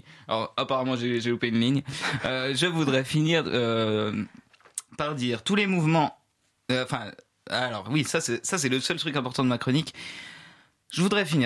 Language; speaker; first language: French; native; French